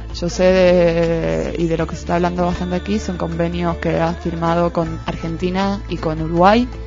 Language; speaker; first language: Spanish; native; Spanish